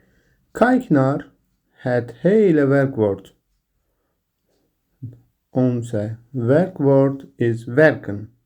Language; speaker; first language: Dutch; non-native, learner; Turkish